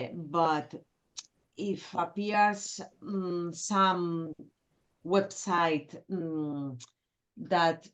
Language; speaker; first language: English; non-native, fluent; Spanish